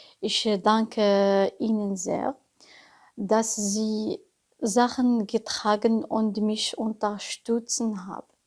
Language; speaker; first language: German; non-native, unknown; Arabic